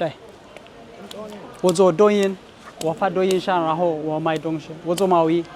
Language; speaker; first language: Chinese; non-native, learner; Amharic